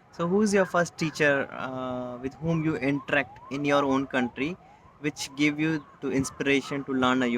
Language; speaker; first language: English; non-native, local second language; Hindi